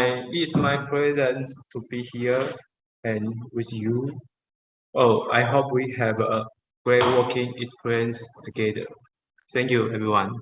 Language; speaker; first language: English; non-native, learner; Chinese